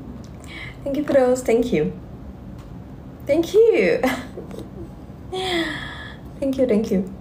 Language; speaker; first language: English; non-native, learner; Russian